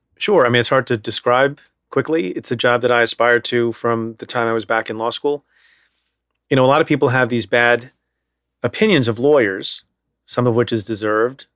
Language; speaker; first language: English; early bilingual, other home language; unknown